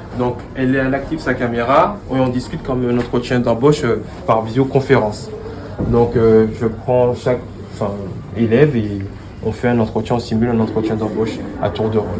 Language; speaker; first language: French; native; French